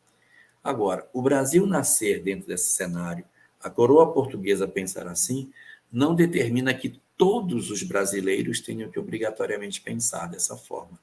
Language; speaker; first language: Portuguese; native; Portuguese